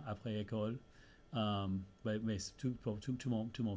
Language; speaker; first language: French; early bilingual, heritage; English